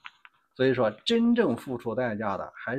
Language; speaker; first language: Chinese; native; Chinese